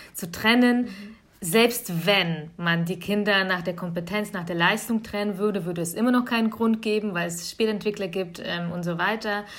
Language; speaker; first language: German; early bilingual, other home language; Russian